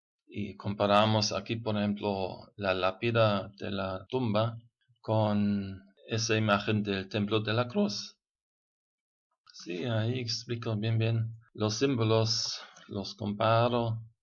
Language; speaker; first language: Spanish; non-native, fluent; German